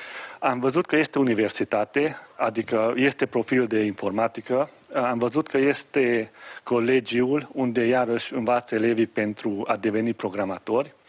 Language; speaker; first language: Romanian; non-native, local second language; Hungarian